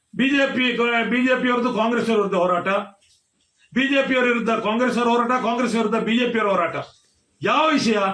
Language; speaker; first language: Kannada; native; Kannada